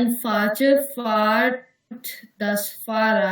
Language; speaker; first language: German; non-native, learner; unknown